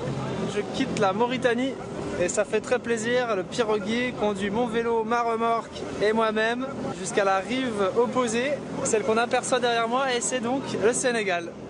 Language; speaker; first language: French; native; French